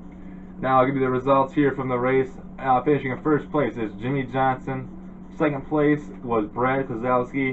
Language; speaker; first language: English; native; English